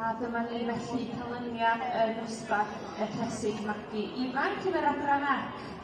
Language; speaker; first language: Welsh; native; Welsh